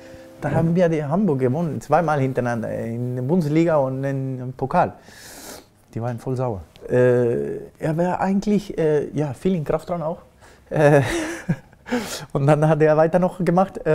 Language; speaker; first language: German; non-native, fluent; Spanish